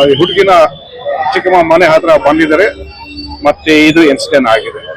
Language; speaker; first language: Kannada; non-native, fluent; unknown